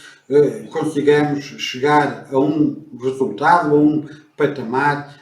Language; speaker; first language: Portuguese; native; Portuguese